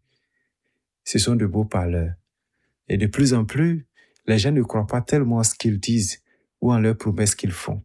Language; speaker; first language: French; native; French